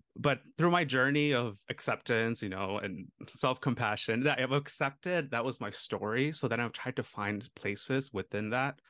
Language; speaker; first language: English; early bilingual, other home language; Tamil